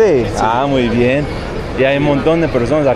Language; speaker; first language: Spanish; non-native, fluent; English